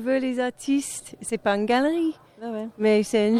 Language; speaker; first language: French; non-native, fluent; English